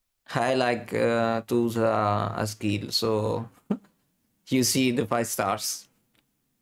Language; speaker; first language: English; non-native, learner; Italian